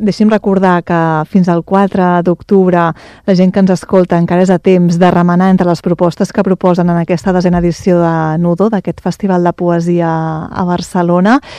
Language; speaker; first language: Catalan; native; Catalan